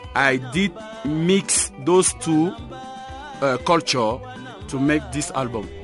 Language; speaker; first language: English; non-native, local second language; French